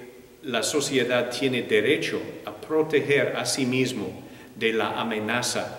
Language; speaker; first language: Spanish; non-native, fluent; English